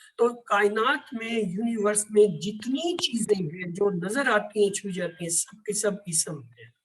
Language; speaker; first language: Urdu; native; Urdu